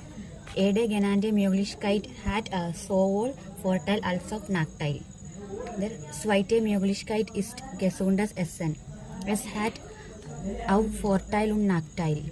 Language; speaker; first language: German; non-native, learner; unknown